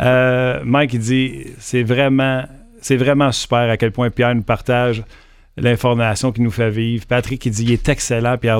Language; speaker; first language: French; native; French